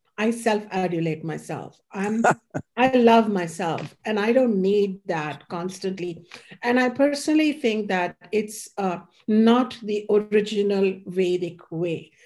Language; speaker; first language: English; non-native, local second language; Hindi